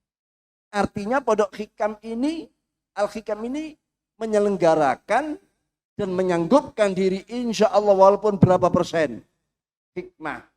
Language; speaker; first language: Indonesian; native; Indonesian